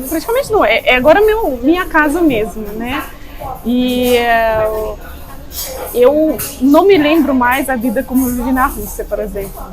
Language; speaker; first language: Portuguese; non-native, fluent; Russian